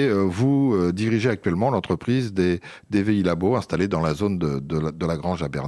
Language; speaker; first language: French; native; French